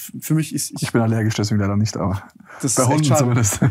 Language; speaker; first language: German; native; German